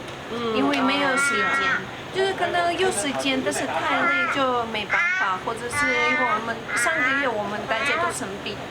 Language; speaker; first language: Chinese; non-native, learner; Russian